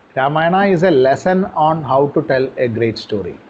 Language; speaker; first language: English; non-native, local second language; Malayalam